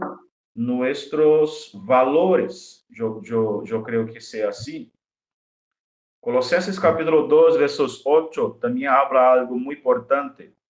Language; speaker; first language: Spanish; non-native, fluent; Portuguese